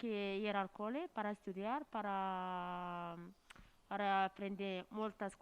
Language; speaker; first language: Spanish; non-native, learner; Arabic